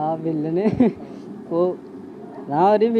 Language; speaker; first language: Malayalam; non-native, local second language; Odia